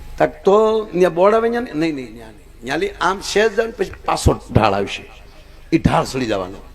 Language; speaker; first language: Gujarati; native; Gujarati